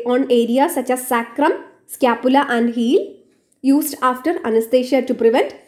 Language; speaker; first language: English; non-native, local second language; Malayalam